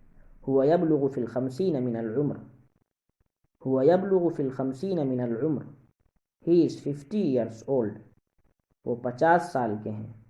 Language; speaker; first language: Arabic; non-native, fluent; Urdu